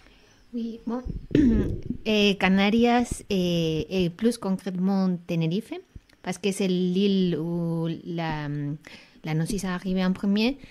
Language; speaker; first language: French; non-native, fluent; Spanish